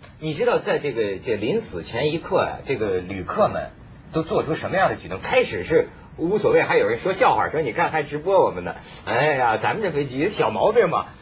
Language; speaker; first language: Chinese; native; Chinese